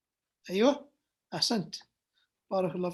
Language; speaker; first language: Arabic; non-native, fluent; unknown